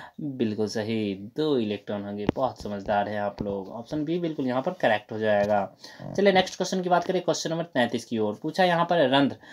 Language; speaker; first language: Hindi; native; Hindi